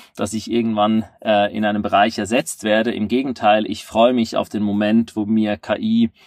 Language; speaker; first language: German; native; German